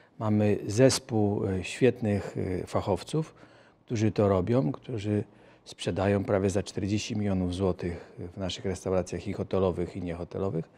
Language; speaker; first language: Polish; native; Polish